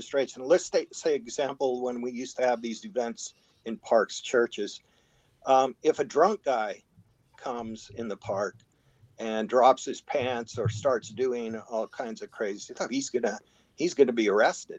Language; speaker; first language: English; native; English